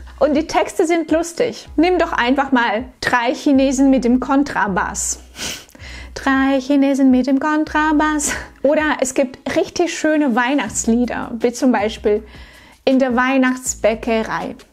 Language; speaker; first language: German; non-native, fluent; Russian